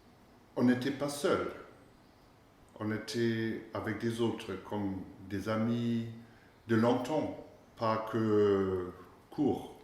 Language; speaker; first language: French; non-native, fluent; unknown